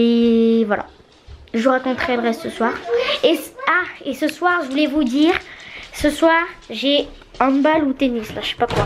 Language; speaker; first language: French; native; French